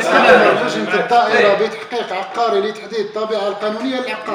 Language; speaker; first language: Arabic; native; Arabic